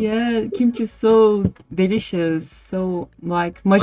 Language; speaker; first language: English; non-native, learner; Turkish